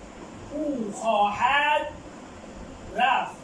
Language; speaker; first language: Persian; non-native, fluent; Urdu